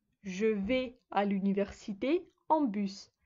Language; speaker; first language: French; non-native, fluent; Russian